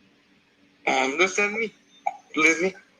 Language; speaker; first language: English; non-native, learner; Russian